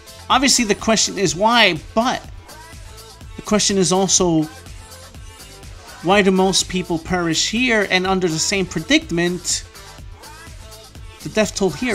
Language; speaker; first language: English; early bilingual, other home language; Spanish